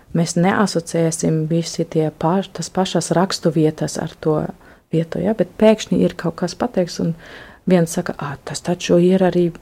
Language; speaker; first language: Latvian; non-native, fluent; German